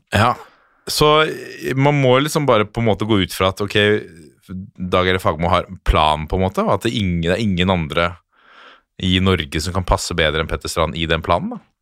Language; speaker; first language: Norwegian; native; Norwegian